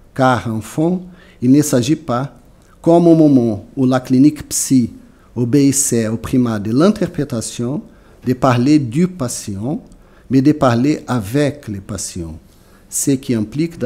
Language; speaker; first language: French; non-native, fluent; Portuguese